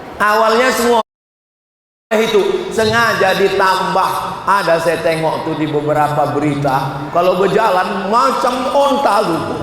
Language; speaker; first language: Indonesian; native; Indonesian